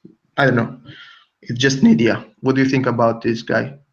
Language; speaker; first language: English; non-native, fluent; Italian